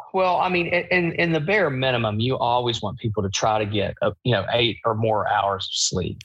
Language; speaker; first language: English; native; English